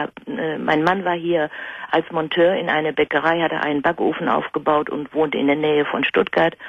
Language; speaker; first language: German; native; German